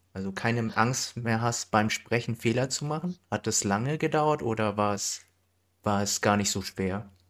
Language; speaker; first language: German; native; German